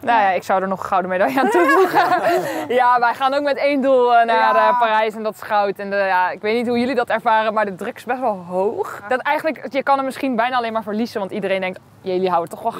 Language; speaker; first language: Dutch; native; Dutch